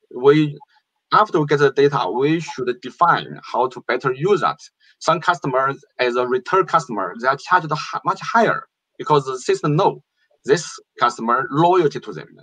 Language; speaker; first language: English; non-native, fluent; Chinese